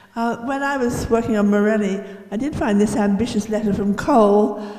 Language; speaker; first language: English; native; English